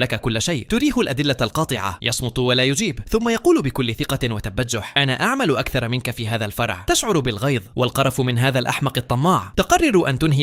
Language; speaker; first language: Arabic; native; Arabic